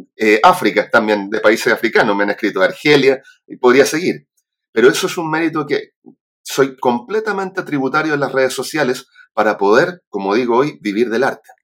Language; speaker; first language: Spanish; native; Spanish